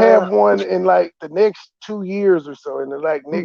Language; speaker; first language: English; native; English